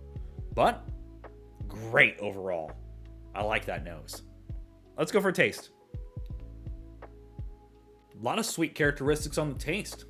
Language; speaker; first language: English; native; English